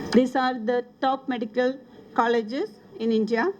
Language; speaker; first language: English; non-native, local second language; Malayalam